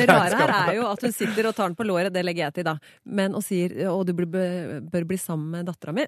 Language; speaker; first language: Norwegian; native; Norwegian